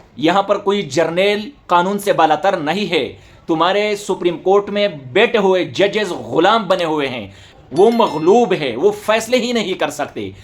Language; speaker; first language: Urdu; non-native, local second language; Northern Hindko